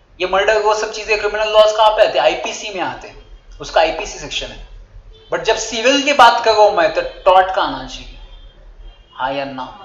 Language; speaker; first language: Hindi; non-native, local second language; Marathi